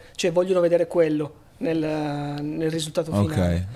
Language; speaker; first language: Italian; native; Italian